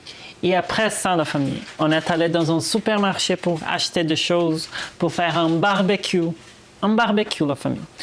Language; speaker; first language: French; early bilingual, heritage; Portuguese